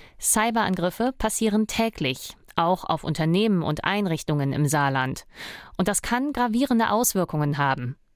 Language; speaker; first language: German; native; German